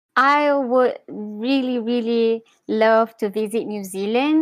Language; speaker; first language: English; non-native, local second language; Malay